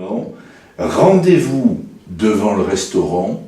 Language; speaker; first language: French; native; French